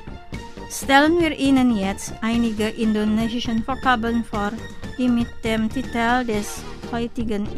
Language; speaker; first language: German; non-native, fluent; Indonesian